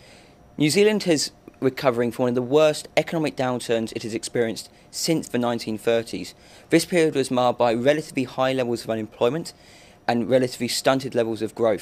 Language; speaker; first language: English; native; English